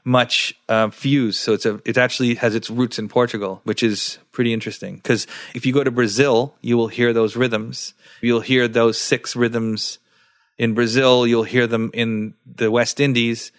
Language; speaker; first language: English; early bilingual, other home language; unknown